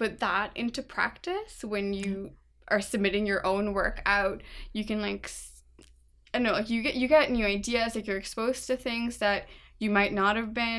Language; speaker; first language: English; non-native, local second language; Urdu